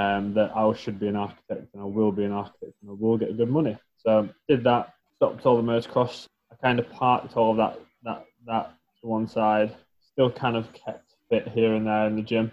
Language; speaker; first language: English; native; English